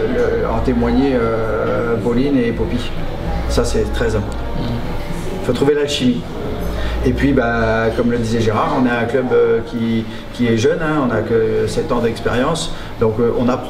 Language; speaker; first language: French; native; French